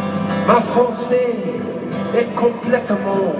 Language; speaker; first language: French; non-native, learner; English